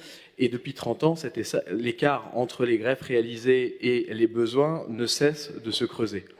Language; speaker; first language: French; native; French